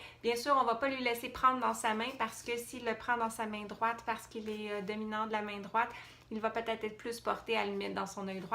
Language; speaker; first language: French; native; French